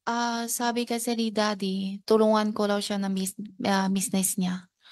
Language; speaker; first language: Filipino; non-native, learner; Chinese